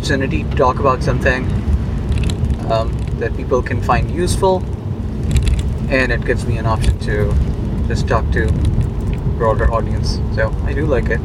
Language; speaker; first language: English; non-native, local second language; Urdu